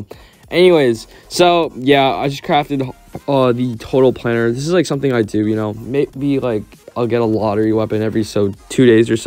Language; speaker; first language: English; native; English